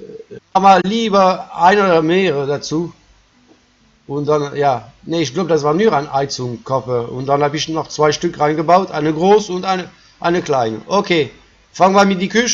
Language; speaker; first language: German; non-native, fluent; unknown